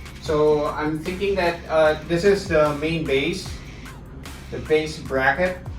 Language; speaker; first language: English; non-native, local second language; Filipino